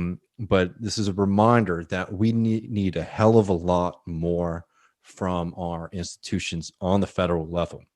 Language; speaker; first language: English; native; English